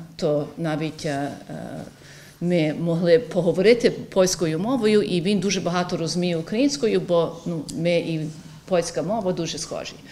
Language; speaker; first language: Ukrainian; early bilingual, heritage; Ukrainian